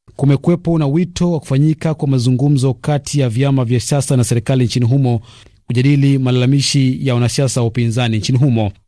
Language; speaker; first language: Swahili; non-native, local second language; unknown